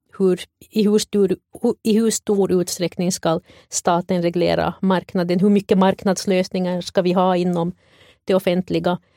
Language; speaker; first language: Swedish; native; Swedish